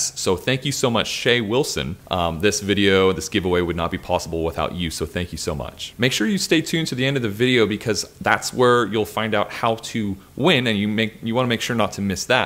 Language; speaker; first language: English; native; English